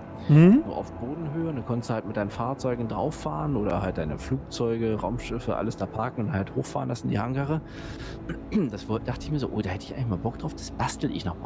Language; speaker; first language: German; native; German